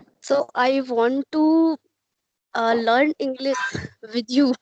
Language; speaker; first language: English; non-native, learner; Hindi